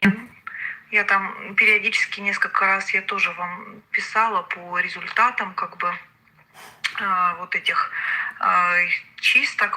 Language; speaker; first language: Russian; native; Russian